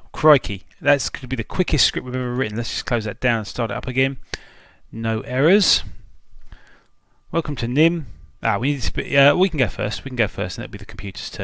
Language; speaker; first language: English; native; English